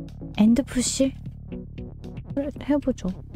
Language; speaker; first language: Korean; native; Korean